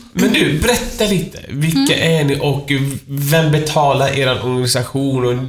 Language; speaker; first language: Swedish; non-native, fluent; Persian